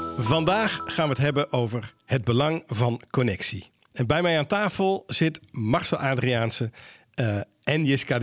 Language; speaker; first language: Dutch; native; Dutch